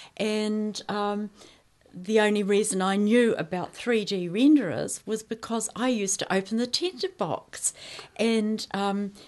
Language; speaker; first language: English; native; English